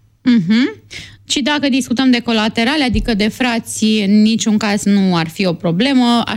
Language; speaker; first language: Romanian; native; Romanian